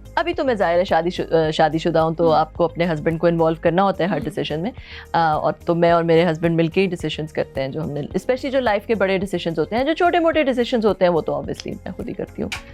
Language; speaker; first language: Urdu; native; Urdu